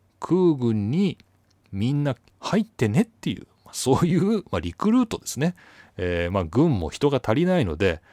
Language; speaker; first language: Japanese; native; Japanese